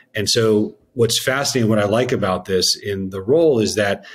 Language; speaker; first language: English; native; English